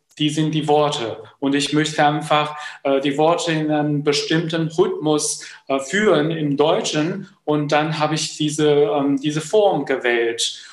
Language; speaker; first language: German; non-native, fluent; Chinese